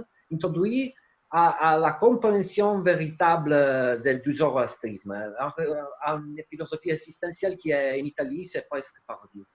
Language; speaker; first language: French; non-native, fluent; Italian